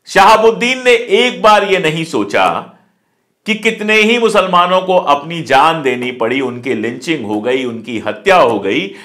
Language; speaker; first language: Hindi; native; Hindi